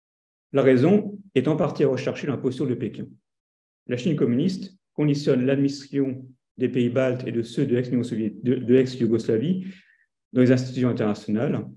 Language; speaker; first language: French; native; French